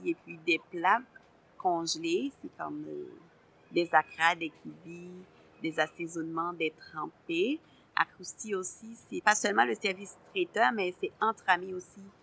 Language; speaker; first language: French; non-native, local second language; Haitian Creole